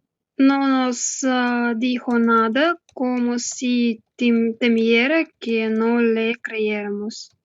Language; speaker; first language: Spanish; non-native, learner; Russian